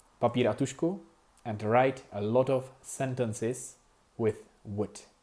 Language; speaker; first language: English; non-native, fluent; Czech